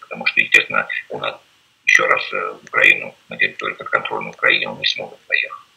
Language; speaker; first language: Russian; native; Russian